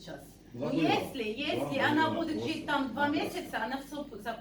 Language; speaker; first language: Russian; non-native, fluent; Arabic